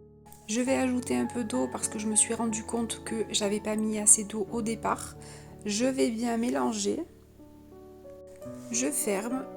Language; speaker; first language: French; native; French